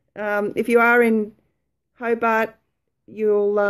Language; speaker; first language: English; native; English